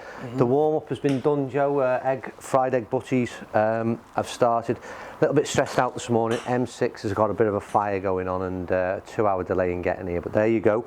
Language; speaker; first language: English; native; English